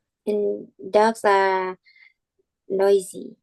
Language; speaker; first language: English; non-native, learner; Vietnamese